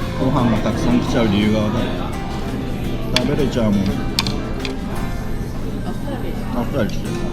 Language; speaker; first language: Japanese; native; Japanese